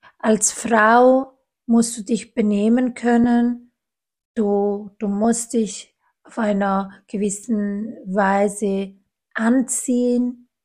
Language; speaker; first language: German; non-native, fluent; Italian